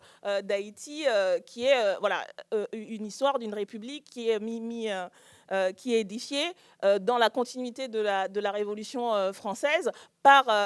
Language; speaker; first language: French; native; French